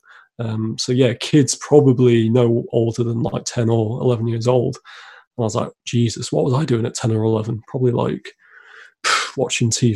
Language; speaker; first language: English; native; English